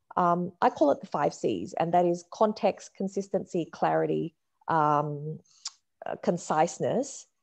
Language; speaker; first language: English; native; English